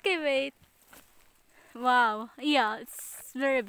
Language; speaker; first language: English; non-native, local second language; Filipino